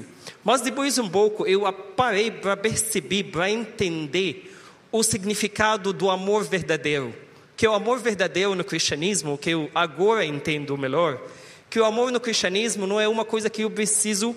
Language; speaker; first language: Portuguese; non-native, learner; Arabic